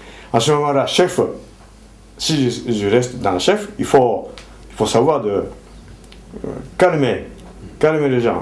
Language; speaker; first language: French; non-native, fluent; Japanese